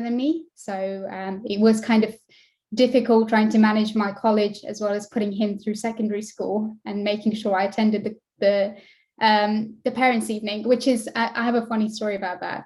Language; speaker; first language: English; native; English